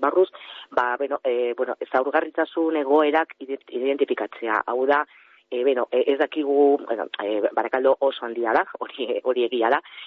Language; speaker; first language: Basque; non-native, local second language; Spanish